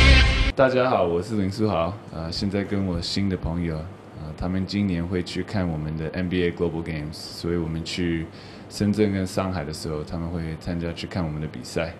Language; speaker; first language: Chinese; early bilingual, heritage; English